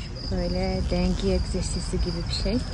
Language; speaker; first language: Turkish; non-native, fluent; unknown